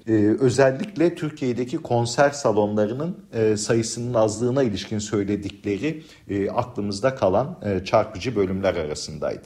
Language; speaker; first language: Turkish; native; Turkish